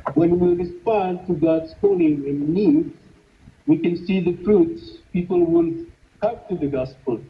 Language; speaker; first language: English; non-native, fluent; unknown